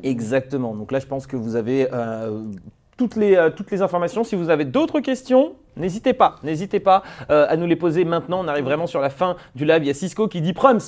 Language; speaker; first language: French; native; French